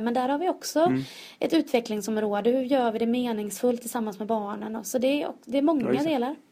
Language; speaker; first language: Swedish; native; Swedish